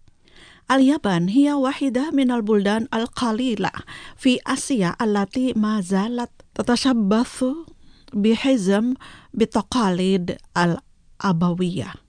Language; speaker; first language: Arabic; non-native, fluent; Indonesian